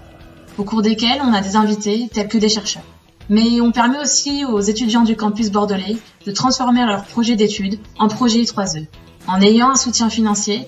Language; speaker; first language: French; native; French